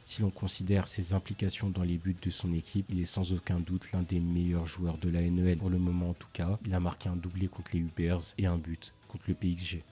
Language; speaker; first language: French; native; French